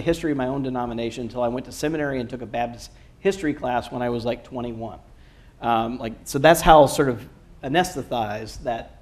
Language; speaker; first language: English; native; English